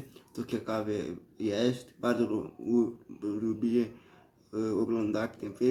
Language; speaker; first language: Polish; early bilingual, heritage; Portuguese